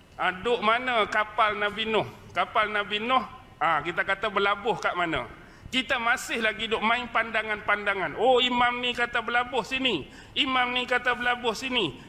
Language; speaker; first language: Malay; native; Malay